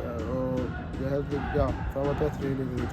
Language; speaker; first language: Icelandic; non-native, learner; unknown